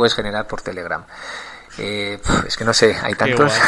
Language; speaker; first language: Spanish; native; Spanish